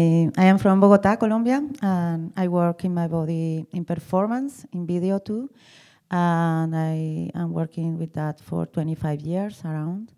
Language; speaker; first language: English; non-native, learner; Spanish